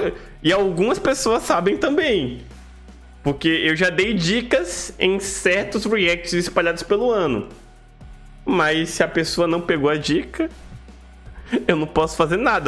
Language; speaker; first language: Portuguese; native; Portuguese